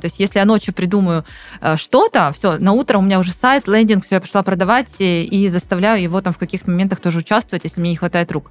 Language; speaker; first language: Russian; native; Russian